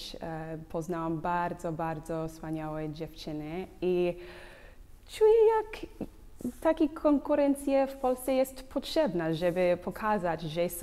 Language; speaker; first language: Polish; non-native, learner; English